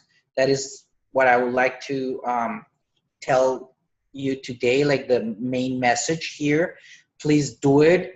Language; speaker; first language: English; non-native, fluent; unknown